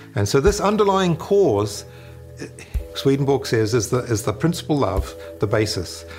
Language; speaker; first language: English; native; English